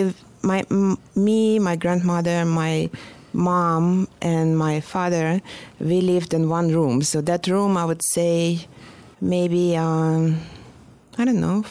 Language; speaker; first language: English; non-native, fluent; Russian